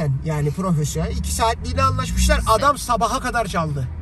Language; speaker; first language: Turkish; native; Turkish